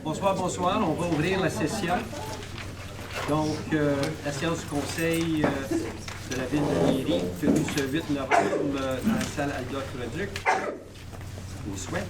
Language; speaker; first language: French; native; French